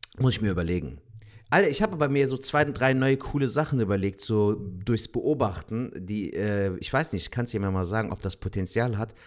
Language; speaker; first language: German; early bilingual, other home language; Turkish